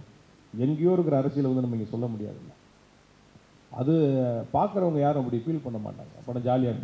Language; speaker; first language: Tamil; native; Tamil